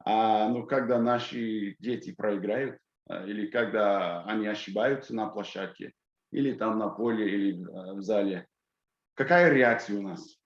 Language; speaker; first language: Russian; non-native, fluent; English